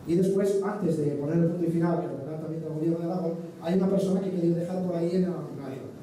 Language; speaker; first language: Spanish; non-native, local second language; Catalan